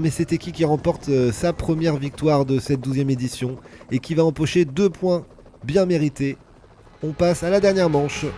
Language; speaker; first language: French; native; French